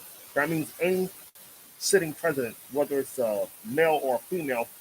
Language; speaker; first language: English; native; English